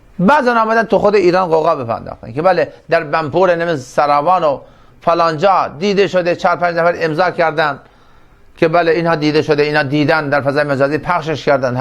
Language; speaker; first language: Persian; non-native, local second language; Turkmen